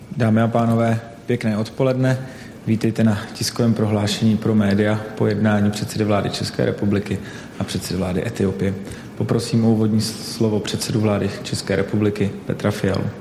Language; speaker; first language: Czech; native; Czech